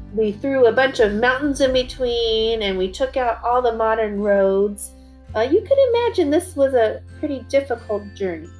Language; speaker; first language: English; early bilingual, other home language; Korean